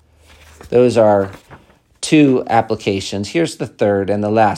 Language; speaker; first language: English; native; English